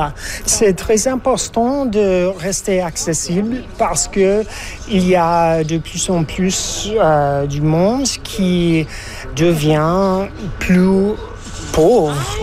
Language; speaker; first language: French; non-native, fluent; English